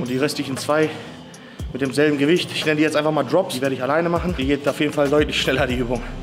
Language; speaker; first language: German; native; German